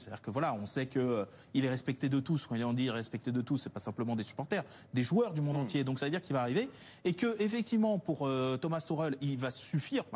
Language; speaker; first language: French; native; French